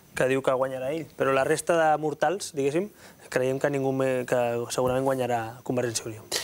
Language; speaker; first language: Catalan; native; Catalan